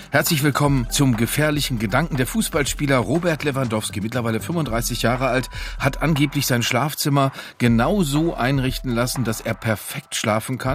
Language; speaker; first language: German; native; German